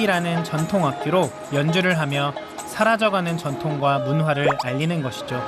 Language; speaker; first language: Korean; native; Korean